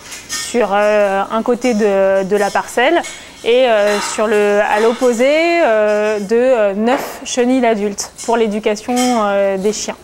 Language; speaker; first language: French; native; French